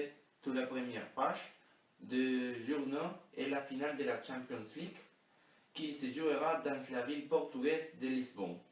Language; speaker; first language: French; non-native, learner; Spanish